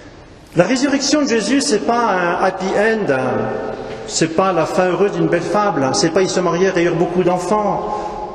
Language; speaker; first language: French; native; French